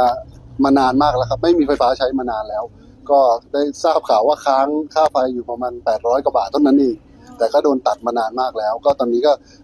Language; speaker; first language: Thai; native; Thai